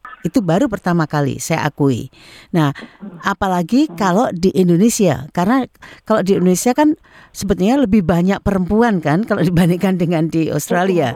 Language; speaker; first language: Indonesian; native; Indonesian